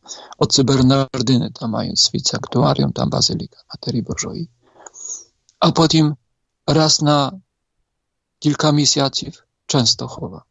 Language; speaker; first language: Polish; non-native, learner; Ukrainian